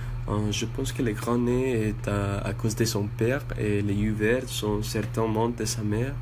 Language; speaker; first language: French; non-native, learner; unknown